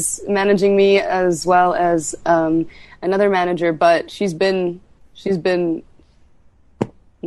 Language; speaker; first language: English; native; English